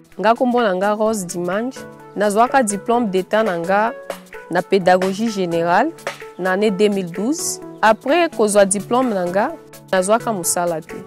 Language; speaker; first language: Lingala; native; Lingala